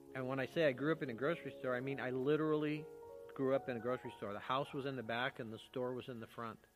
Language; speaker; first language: English; native; English